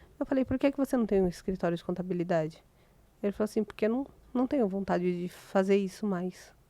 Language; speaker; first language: Portuguese; native; Portuguese